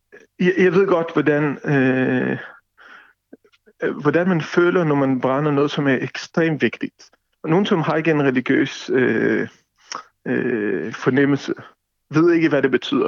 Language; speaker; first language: Danish; non-native, fluent; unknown